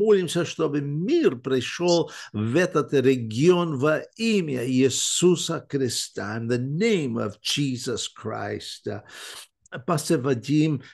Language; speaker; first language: Russian; early bilingual, heritage; English